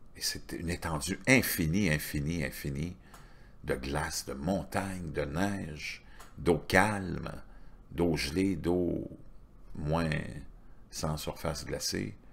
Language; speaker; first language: French; native; French